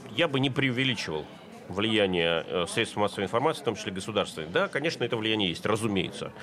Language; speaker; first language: Russian; native; Russian